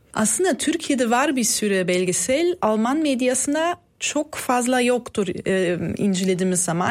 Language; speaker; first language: Turkish; non-native, fluent; German